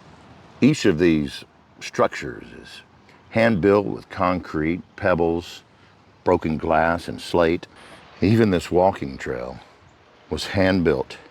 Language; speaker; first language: English; native; English